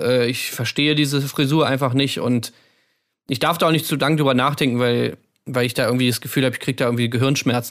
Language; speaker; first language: German; native; German